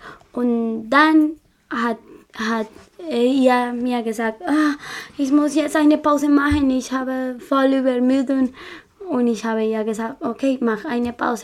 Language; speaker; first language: German; non-native, learner; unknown